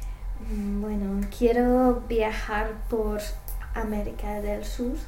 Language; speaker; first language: Spanish; non-native, learner; English